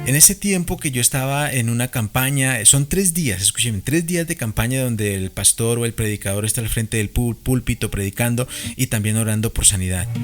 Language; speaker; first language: Spanish; native; Spanish